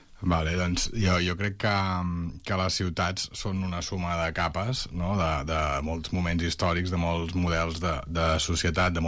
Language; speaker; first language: Catalan; native; Catalan